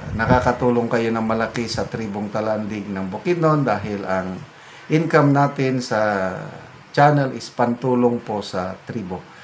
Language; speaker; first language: Filipino; native; Filipino